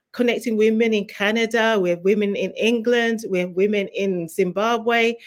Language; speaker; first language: English; native; English